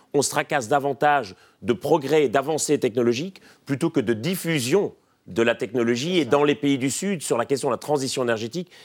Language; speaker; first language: French; native; French